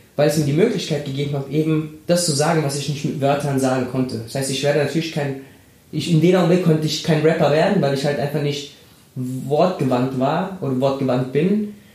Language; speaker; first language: German; early bilingual, other home language; Spanish